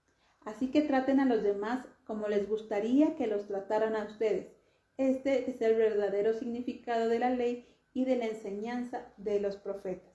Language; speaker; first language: Spanish; native; Spanish